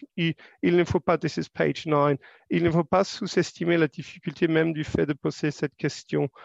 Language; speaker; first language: French; non-native, fluent; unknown